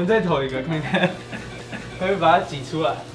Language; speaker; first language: Chinese; native; Chinese